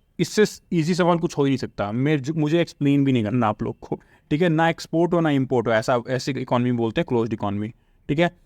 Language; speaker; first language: Hindi; native; Hindi